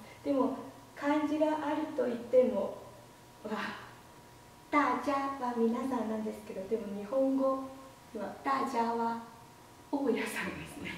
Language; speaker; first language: Japanese; non-native, fluent; Chinese